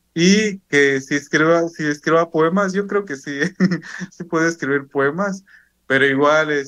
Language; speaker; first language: Spanish; non-native, local second language; Zapotec